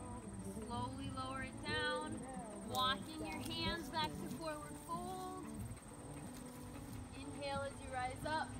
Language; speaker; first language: English; native; English